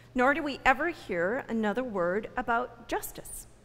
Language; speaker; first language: English; native; English